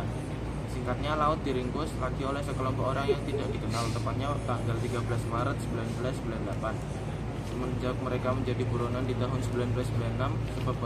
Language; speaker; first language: Indonesian; native; Indonesian